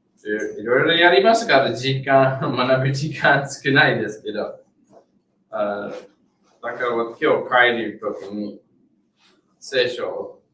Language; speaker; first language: Japanese; non-native, fluent; English